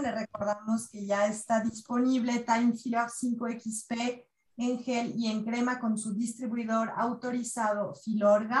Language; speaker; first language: Spanish; native; Spanish